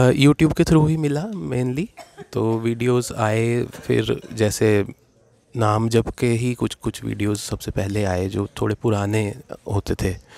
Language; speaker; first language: Hindi; native; Hindi